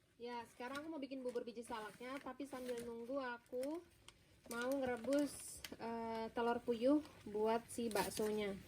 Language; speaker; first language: Indonesian; native; Indonesian